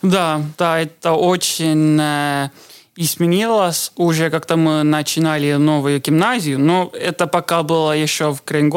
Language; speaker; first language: Russian; non-native, learner; Estonian